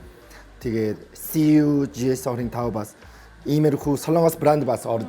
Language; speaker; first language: Mongolian; non-native, fluent; Korean